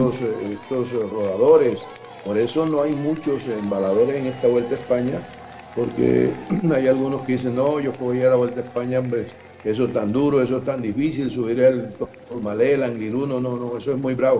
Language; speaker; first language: Spanish; native; Spanish